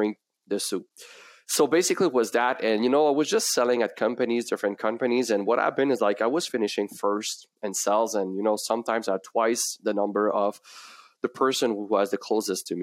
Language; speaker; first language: English; non-native, fluent; French